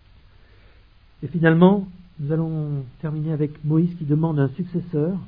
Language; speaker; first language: French; native; French